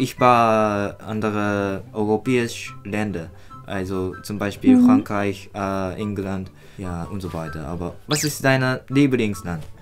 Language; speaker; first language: German; non-native, learner; Japanese